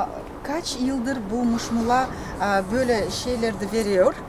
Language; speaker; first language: Turkish; non-native, learner; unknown